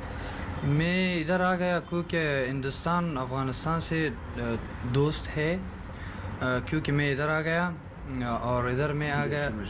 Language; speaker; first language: Hindi; non-native, learner; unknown